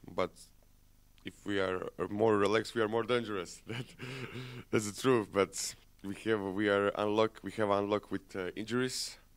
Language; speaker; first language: English; non-native, fluent; Croatian